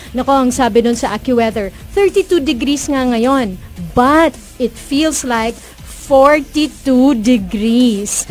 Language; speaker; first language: Filipino; non-native, local second language; Cebuano